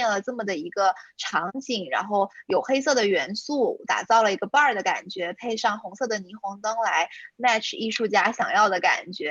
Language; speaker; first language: Chinese; native; Chinese